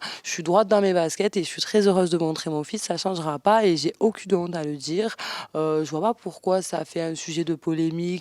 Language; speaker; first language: French; native; French